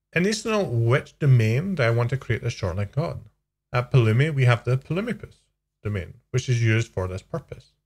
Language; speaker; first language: English; native; English